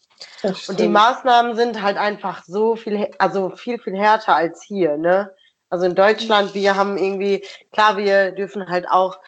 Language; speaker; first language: German; native; German